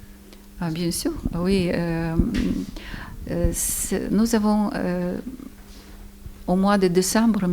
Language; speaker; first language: French; non-native, fluent; Ukrainian